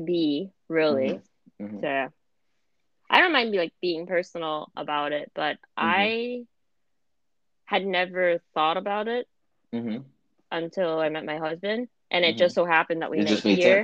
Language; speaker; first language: English; non-native, fluent; German